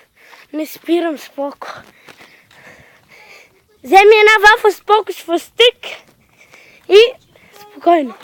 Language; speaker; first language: Bulgarian; native; Bulgarian